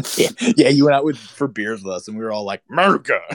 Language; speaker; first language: English; native; English